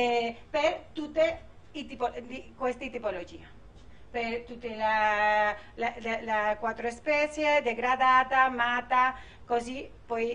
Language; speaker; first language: Italian; non-native, learner; Spanish